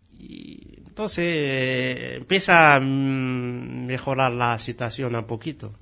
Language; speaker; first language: Spanish; non-native, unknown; Arabic